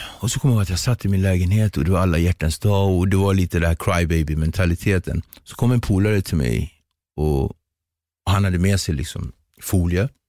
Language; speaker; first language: Swedish; early bilingual, other home language; Kabuverdianu